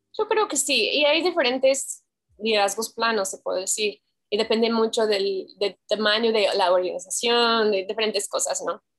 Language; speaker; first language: Spanish; non-native, fluent; English